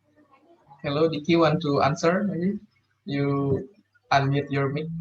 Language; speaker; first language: English; non-native, learner; Indonesian